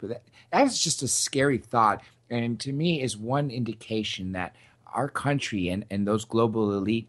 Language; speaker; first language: English; native; English